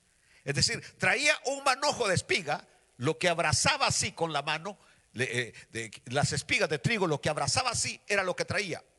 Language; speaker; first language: Spanish; native; Spanish